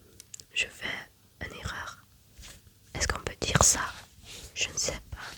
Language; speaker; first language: French; non-native, learner; German